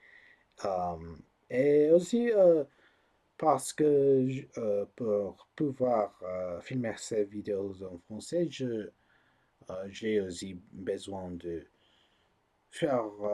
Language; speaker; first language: French; non-native, learner; English